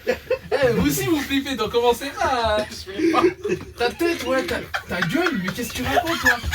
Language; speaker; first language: French; native; French